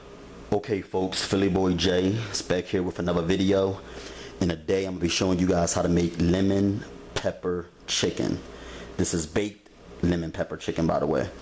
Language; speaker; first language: English; native; English